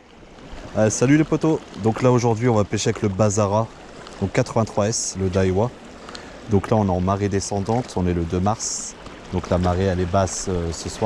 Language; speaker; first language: French; native; French